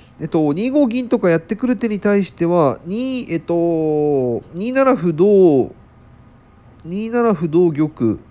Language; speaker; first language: Japanese; native; Japanese